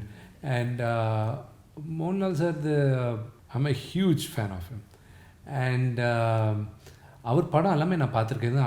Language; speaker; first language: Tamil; non-native, local second language; Telugu